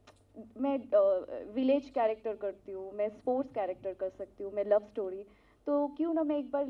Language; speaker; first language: Hindi; non-native, local second language; Telugu